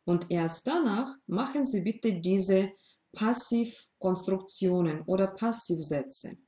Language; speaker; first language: German; non-native, fluent; Russian